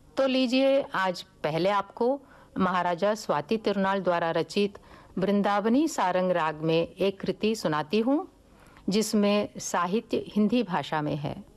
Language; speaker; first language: Hindi; non-native, local second language; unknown